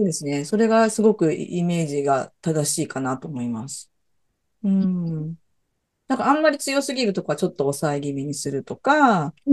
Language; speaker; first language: Japanese; native; Japanese